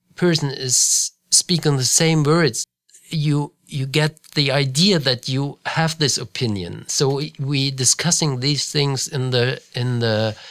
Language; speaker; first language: English; non-native, fluent; German